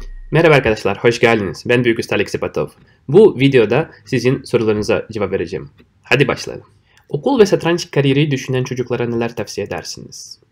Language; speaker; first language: Turkish; non-native, fluent; Russian